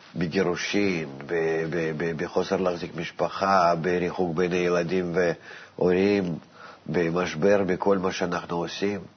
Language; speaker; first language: Hebrew; non-native, fluent; Russian